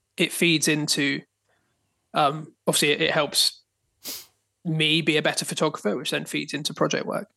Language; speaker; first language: English; native; English